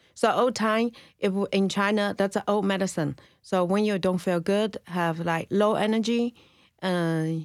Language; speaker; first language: English; non-native, learner; Chinese